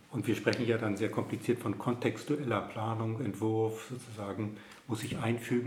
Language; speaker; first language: German; native; German